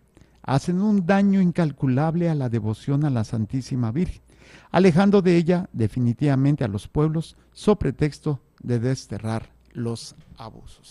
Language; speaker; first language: Spanish; native; Spanish